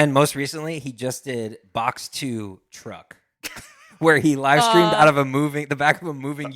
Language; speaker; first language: English; native; English